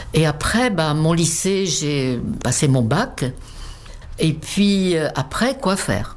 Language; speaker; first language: French; non-native, fluent; Czech